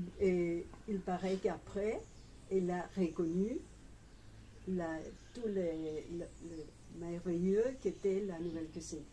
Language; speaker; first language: French; non-native, fluent; Spanish